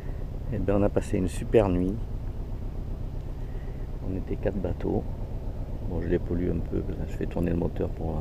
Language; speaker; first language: French; native; French